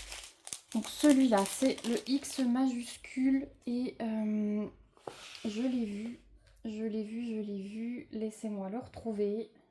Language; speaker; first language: French; native; French